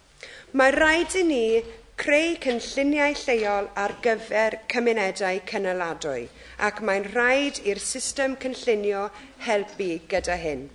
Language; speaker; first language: Welsh; non-native, local second language; English